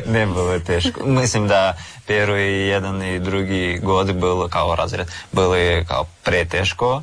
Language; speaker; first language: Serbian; non-native, learner; Russian